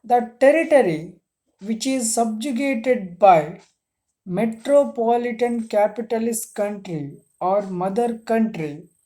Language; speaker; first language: English; non-native, local second language; Kannada